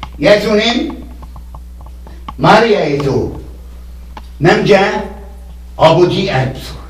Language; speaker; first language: Korean; non-native, learner; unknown